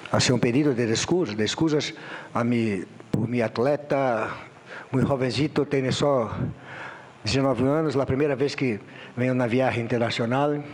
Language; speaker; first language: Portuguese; non-native, learner; Spanish